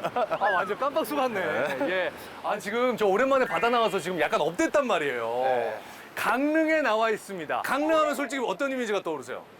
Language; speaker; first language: Korean; native; Korean